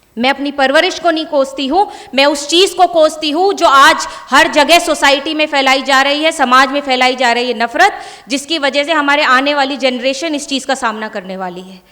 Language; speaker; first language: Hindi; native; Hindi